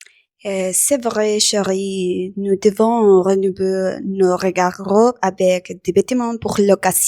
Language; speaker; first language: French; non-native, learner; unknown